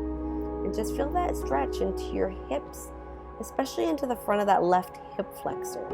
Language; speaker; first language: English; native; English